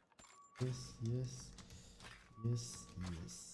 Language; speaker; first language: English; non-native, learner; French